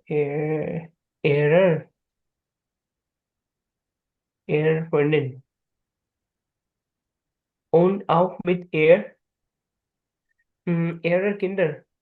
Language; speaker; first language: German; non-native, learner; Urdu